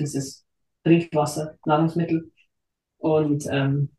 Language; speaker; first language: German; native; German